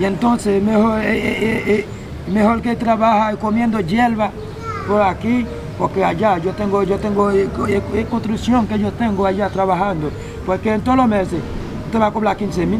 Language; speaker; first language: Spanish; non-native, learner; Haitian Creole